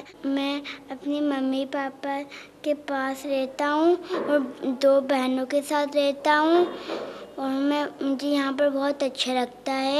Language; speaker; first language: Hindi; early bilingual, heritage; Urdu